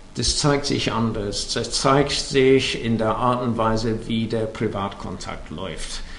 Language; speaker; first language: German; non-native, fluent; English